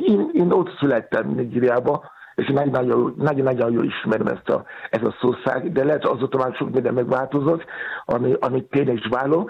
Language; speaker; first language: Hungarian; non-native, learner; Yoruba